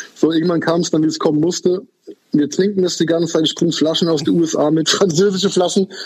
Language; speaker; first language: German; native; German